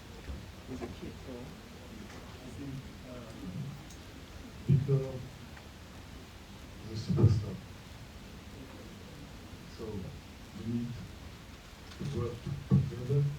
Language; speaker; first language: English; non-native, learner; French